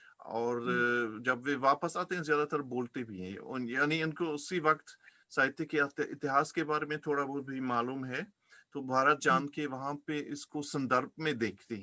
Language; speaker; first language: Hindi; non-native, fluent; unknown